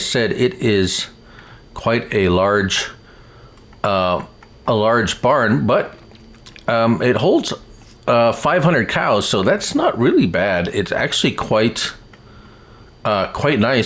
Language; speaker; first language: English; native; English